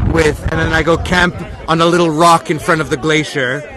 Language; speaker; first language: English; native; English